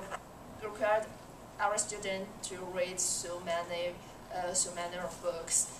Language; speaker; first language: English; non-native, learner; Chinese